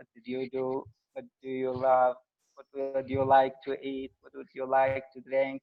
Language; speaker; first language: English; non-native, learner; Arabic